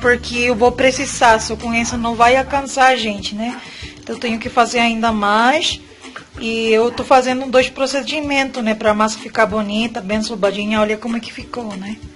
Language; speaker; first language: Portuguese; non-native, fluent; Spanish